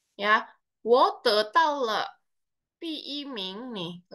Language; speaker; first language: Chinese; non-native, fluent; Indonesian